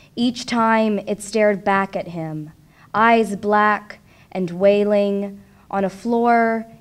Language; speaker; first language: English; native; English